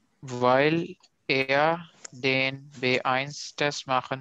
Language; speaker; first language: German; non-native, learner; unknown